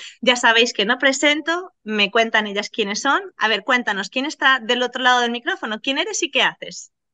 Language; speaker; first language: Spanish; native; Spanish